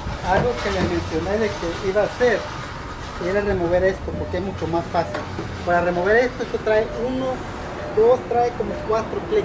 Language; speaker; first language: Spanish; native; Spanish